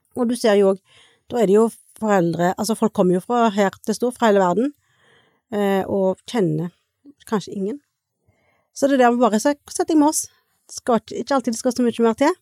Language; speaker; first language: Norwegian; native; Norwegian